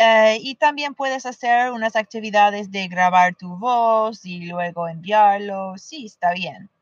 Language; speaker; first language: Spanish; non-native, fluent; English